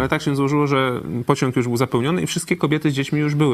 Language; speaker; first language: Polish; native; Polish